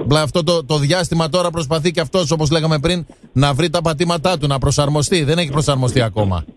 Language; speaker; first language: Greek; native; Greek